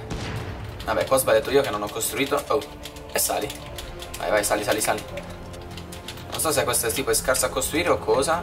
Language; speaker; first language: Italian; native; Italian